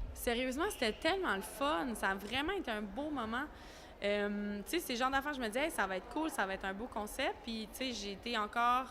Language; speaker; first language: French; native; French